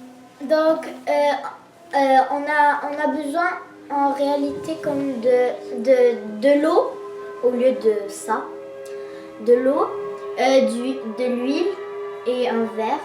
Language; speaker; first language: French; native; French